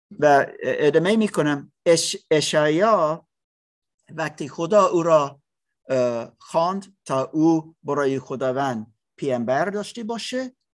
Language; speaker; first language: Persian; non-native, learner; English